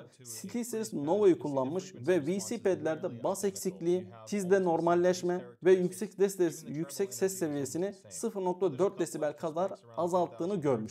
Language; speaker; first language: Turkish; native; Turkish